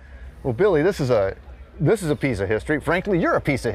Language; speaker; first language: English; native; English